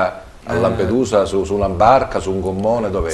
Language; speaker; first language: Italian; native; Italian